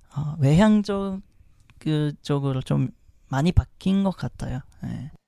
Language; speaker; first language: Korean; non-native, fluent; Arabic